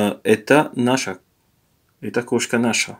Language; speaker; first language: Russian; non-native, learner; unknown